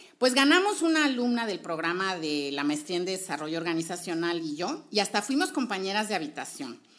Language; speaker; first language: Spanish; native; Spanish